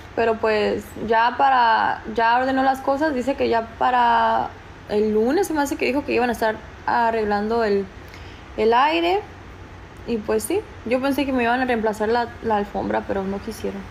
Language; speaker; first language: Spanish; early bilingual, heritage; Spanish